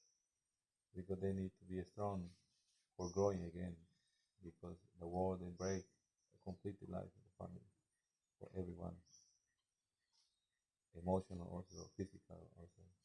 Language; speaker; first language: English; non-native, learner; Spanish